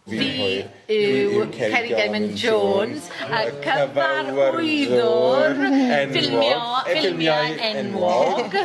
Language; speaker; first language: Welsh; non-native, learner; English